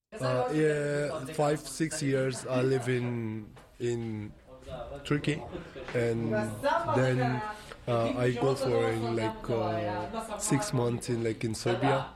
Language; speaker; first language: English; non-native, learner; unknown